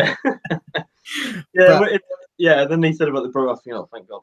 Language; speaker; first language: English; native; English